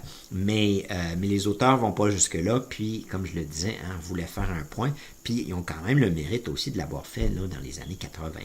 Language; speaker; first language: French; native; French